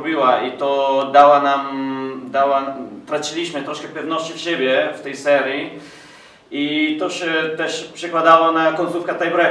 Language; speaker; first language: Polish; non-native, fluent; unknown